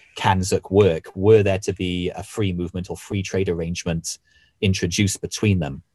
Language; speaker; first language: English; native; English